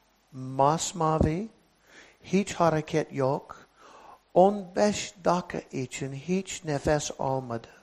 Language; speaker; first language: Turkish; non-native, fluent; English